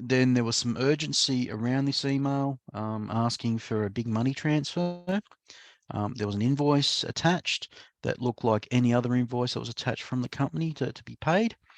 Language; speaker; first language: English; native; English